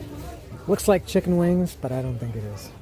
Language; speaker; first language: English; native; English